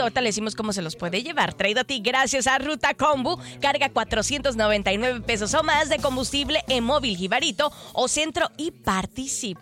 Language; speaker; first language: Spanish; native; Spanish